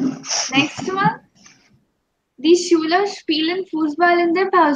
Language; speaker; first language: German; non-native, fluent; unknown